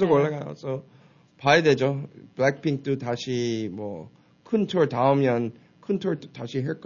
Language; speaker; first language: Korean; early bilingual, heritage; Korean